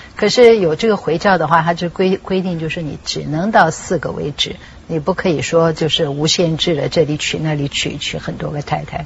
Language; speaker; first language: Chinese; native; Chinese